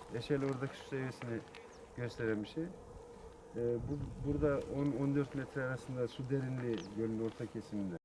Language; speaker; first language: Turkish; native; Turkish